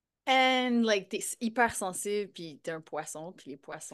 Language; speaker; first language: French; native; French